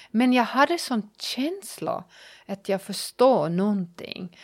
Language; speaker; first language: Swedish; non-native, learner; German